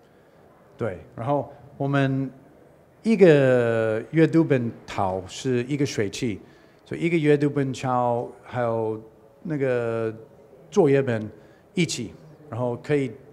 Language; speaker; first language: Chinese; non-native, learner; English